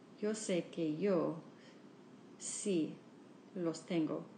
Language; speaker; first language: Spanish; non-native, learner; English